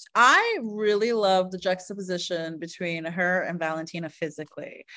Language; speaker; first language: English; early bilingual, other home language; Spanish